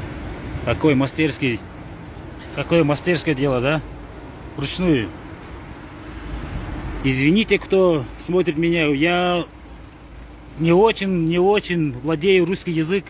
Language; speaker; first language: Russian; non-native, learner; Kyrgyz